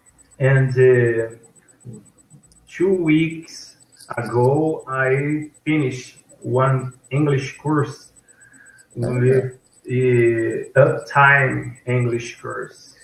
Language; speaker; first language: English; non-native, learner; Portuguese